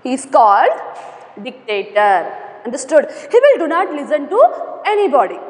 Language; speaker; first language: English; non-native, local second language; Kannada